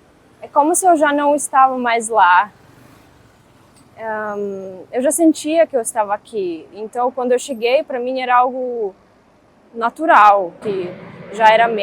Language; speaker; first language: Portuguese; non-native, fluent; Russian